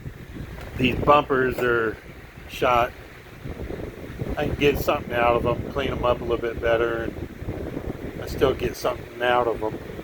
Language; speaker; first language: English; native; English